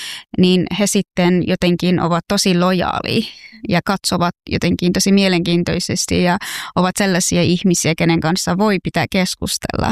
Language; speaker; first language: Finnish; non-native, fluent; Persian